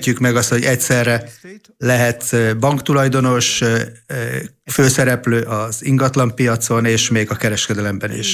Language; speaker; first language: Hungarian; non-native, fluent; Hebrew